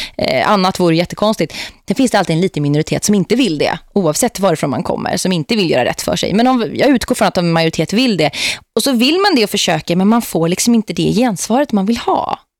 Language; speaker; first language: Swedish; native; Swedish